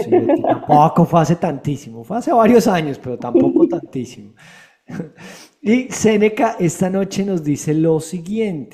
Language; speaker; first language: Spanish; native; Spanish